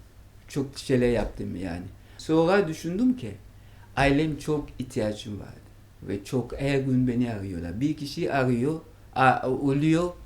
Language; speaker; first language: Turkish; non-native, learner; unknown